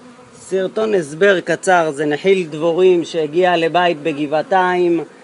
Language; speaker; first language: Hebrew; native; Hebrew